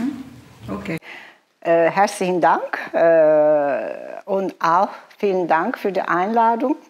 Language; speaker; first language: German; non-native, fluent; Turkish